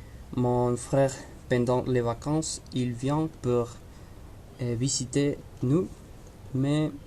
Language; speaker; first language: French; non-native, learner; Spanish